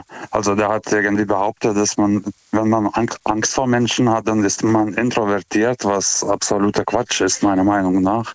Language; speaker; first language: German; non-native, fluent; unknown